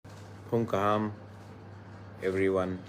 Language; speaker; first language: Hindi; non-native, local second language; Kok Borok